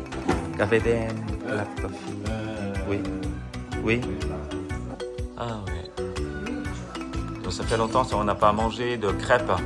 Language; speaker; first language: French; non-native, fluent; Vietnamese